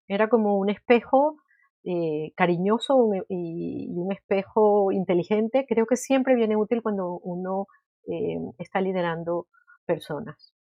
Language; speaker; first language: Spanish; native; Spanish